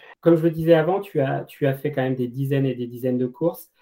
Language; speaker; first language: French; native; French